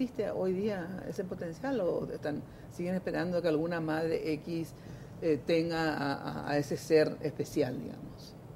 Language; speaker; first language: Spanish; native; Spanish